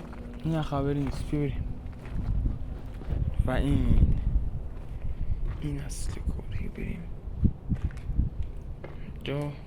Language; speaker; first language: Persian; native; Persian